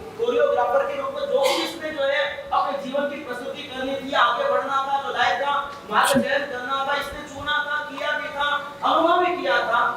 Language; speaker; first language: Hindi; native; Hindi